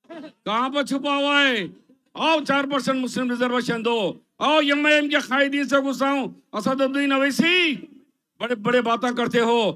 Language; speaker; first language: Hindi; non-native, local second language; Urdu